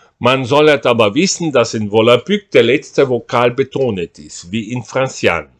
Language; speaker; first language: German; non-native, fluent; Portuguese